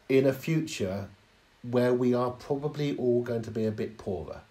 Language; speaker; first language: English; native; English